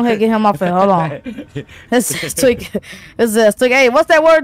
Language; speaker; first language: English; native; English